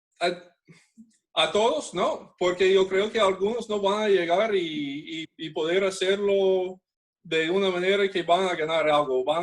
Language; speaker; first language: Spanish; non-native, fluent; English